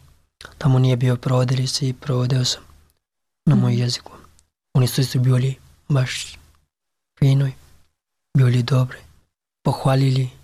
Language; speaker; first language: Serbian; non-native, learner; Pashto